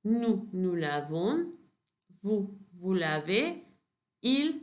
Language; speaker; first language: French; non-native, fluent; Macedonian